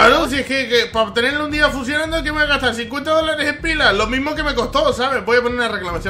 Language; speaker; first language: Spanish; native; Spanish